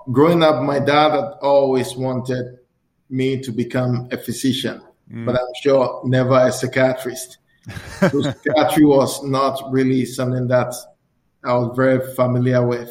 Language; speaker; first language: English; non-native, local second language; Akan